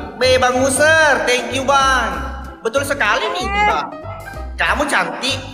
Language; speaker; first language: Indonesian; non-native, local second language; Buginese